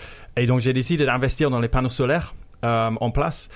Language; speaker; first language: French; non-native, fluent; English